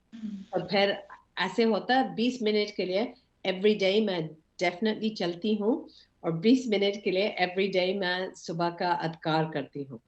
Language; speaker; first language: Hindi; early bilingual, heritage; English